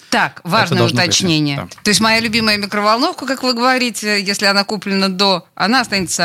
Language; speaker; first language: Russian; native; Russian